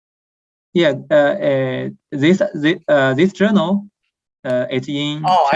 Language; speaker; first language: English; non-native, fluent; Chinese